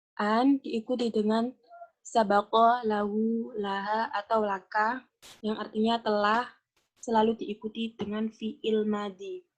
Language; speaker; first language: Indonesian; native; Indonesian